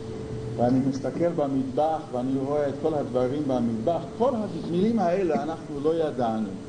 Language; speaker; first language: Hebrew; non-native, fluent; English